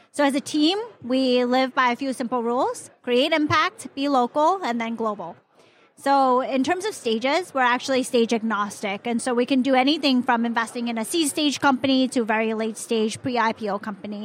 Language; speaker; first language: English; non-native, local second language; Cantonese